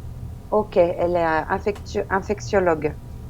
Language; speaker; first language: French; non-native, fluent; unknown